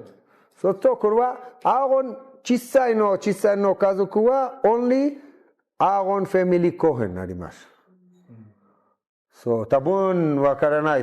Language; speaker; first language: Japanese; non-native, learner; Hebrew